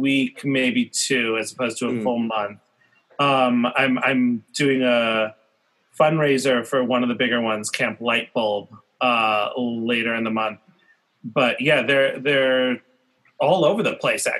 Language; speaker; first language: English; native; English